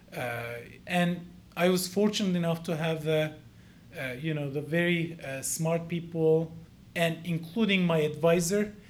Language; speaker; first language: English; non-native, fluent; Turkish